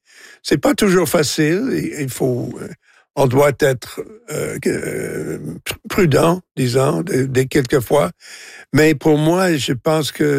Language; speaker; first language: French; non-native, local second language; English